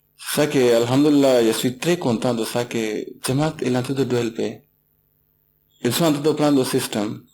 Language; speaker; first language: French; non-native, learner; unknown